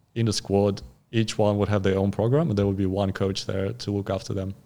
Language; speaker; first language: English; non-native, fluent; Russian